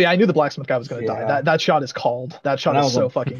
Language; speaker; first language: English; native; English